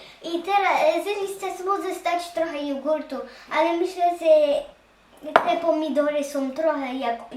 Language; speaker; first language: Polish; early bilingual, heritage; Polish